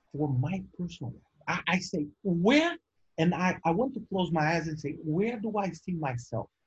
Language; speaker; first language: English; non-native, fluent; Portuguese